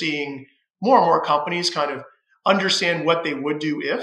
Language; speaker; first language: English; native; English